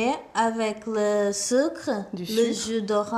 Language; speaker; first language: French; non-native, fluent; Portuguese